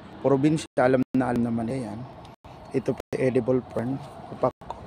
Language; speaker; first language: Filipino; non-native, local second language; Bikol